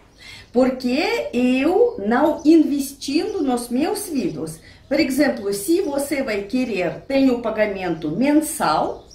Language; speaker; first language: Portuguese; non-native, fluent; Russian